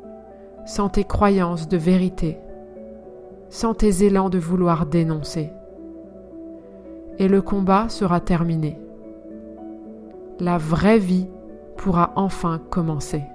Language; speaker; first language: French; native; French